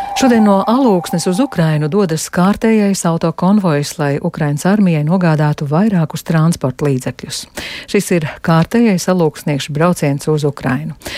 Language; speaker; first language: Latvian; native; Latvian